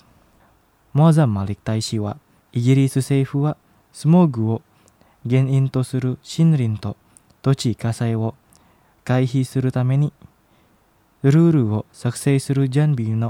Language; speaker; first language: Japanese; non-native, fluent; Indonesian